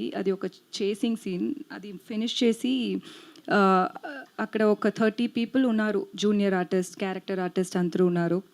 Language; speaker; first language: Telugu; non-native, learner; Tamil